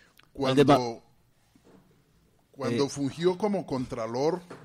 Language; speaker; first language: Spanish; native; Spanish